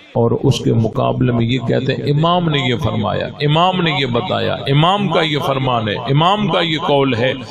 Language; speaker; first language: Urdu; non-native, local second language; Sindhi